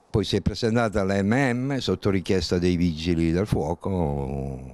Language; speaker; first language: Italian; native; Italian